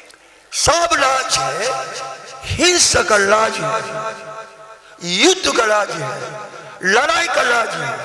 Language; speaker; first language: Hindi; non-native, learner; Japanese